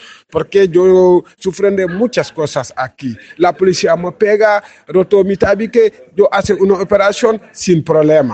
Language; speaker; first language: Spanish; non-native, learner; Wolof